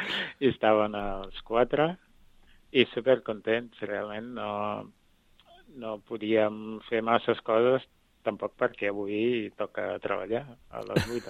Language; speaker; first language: Catalan; non-native, fluent; Kabuverdianu